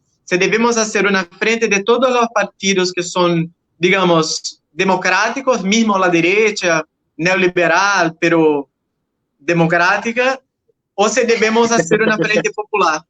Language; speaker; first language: Spanish; non-native, learner; Portuguese